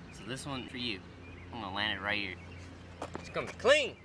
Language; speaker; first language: English; native; English